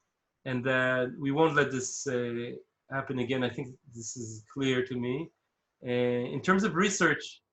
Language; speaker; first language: English; non-native, fluent; Hebrew